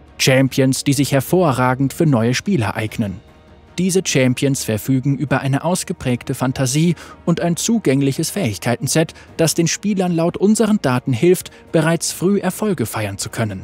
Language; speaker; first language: German; native; German